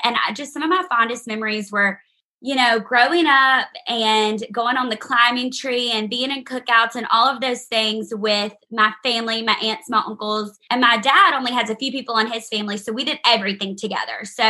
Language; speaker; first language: English; native; English